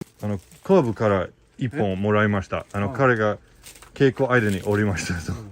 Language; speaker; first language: Japanese; non-native, learner; English